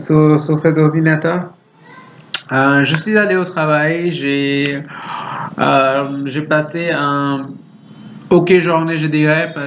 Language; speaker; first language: French; non-native, learner; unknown